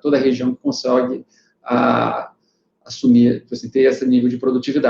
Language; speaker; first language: Portuguese; native; Portuguese